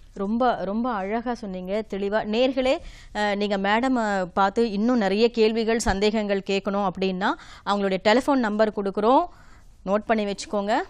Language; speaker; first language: Tamil; native; Tamil